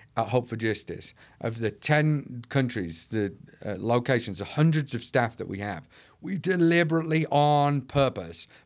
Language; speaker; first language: English; native; English